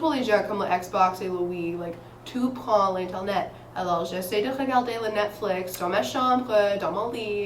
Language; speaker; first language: French; non-native, fluent; English